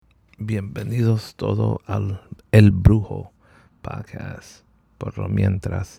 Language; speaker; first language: Spanish; early bilingual, heritage; Spanish